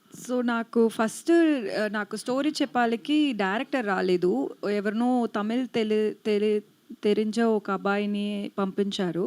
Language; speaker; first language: Telugu; non-native, learner; Tamil